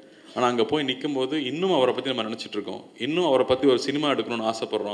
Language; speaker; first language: Tamil; native; Tamil